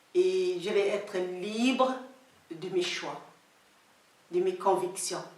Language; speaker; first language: French; non-native, local second language; Somali